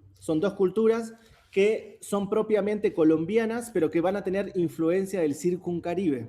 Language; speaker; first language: Spanish; native; Spanish